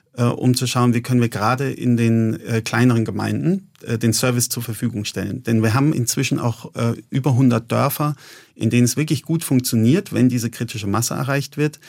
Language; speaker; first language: German; native; German